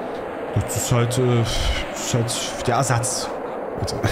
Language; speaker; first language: German; native; German